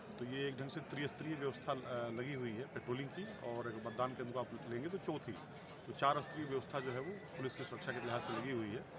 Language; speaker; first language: Hindi; native; Hindi